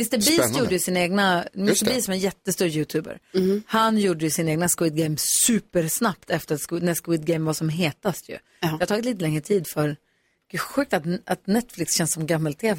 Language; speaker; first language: Swedish; native; Swedish